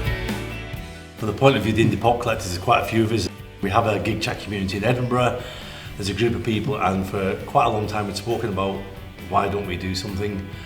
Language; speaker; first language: English; native; English